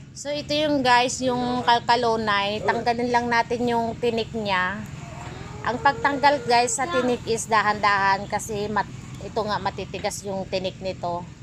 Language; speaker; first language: Filipino; non-native, local second language; Iloko